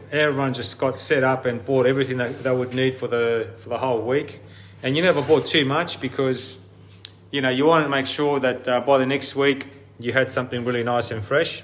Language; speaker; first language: English; early bilingual, other home language; Italian